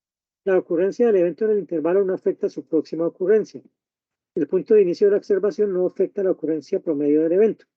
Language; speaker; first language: Spanish; native; Spanish